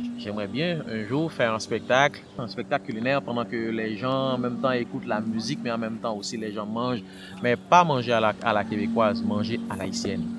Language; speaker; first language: French; non-native, local second language; Haitian Creole